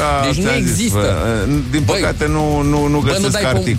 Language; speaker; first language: Romanian; native; Romanian